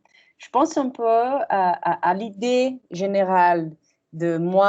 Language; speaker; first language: French; non-native, fluent; Portuguese